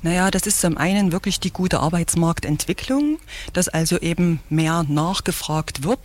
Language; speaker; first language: German; native; German